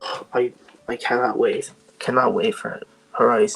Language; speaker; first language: English; native; English